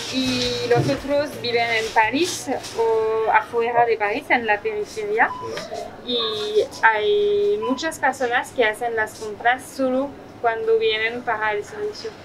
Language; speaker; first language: Spanish; non-native, fluent; French